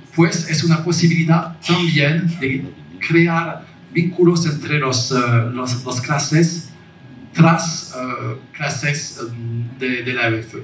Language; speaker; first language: Spanish; non-native, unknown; French